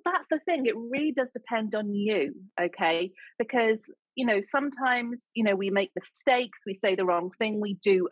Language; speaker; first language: English; native; English